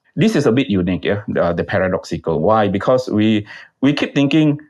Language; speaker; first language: English; non-native, fluent; Indonesian